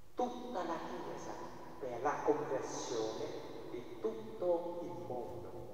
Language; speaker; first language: Italian; non-native, fluent; Vietnamese